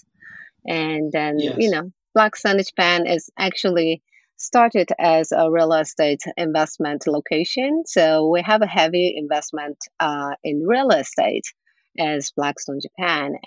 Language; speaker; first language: English; non-native, fluent; Japanese